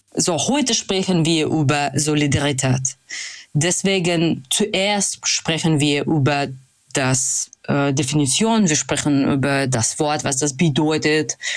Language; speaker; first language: German; non-native, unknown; Russian